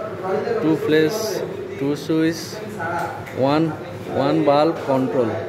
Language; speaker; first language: English; non-native, learner; Bangla